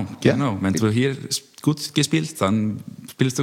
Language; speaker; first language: German; non-native, learner; Icelandic